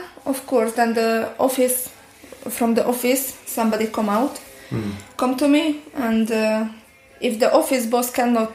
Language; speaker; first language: English; non-native, learner; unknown